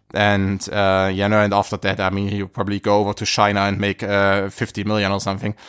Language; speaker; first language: English; non-native, fluent; German